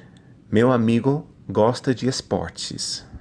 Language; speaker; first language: Portuguese; non-native, fluent; English